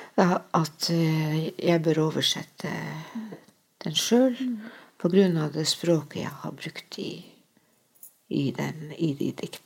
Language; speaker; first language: Norwegian; non-native, local second language; Northern Sami